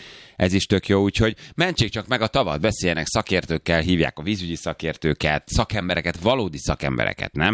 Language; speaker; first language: Hungarian; native; Hungarian